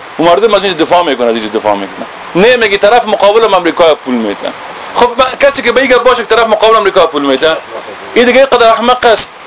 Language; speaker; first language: Persian; native; Persian